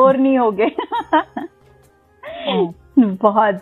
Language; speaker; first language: Hindi; native; Hindi